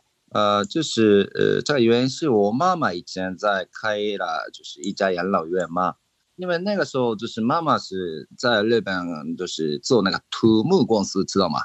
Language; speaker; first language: Chinese; non-native, fluent; Japanese